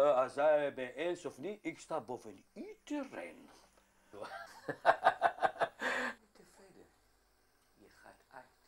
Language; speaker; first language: Dutch; non-native, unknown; Arabic